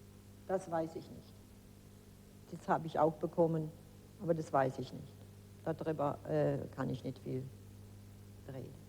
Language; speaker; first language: German; early bilingual, other home language; Polish